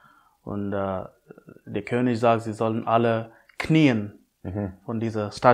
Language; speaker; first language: German; non-native, fluent; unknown